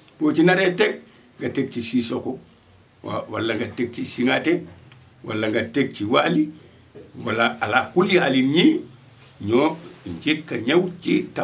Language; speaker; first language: Wolof; non-native, local second language; Fula